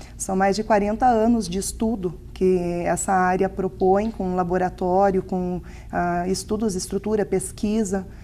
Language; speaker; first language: Portuguese; native; Portuguese